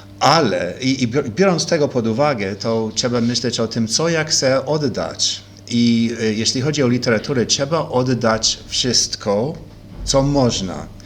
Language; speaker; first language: Polish; early bilingual, heritage; Polish